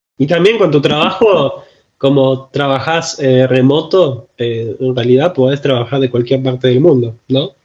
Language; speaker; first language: Spanish; native; Spanish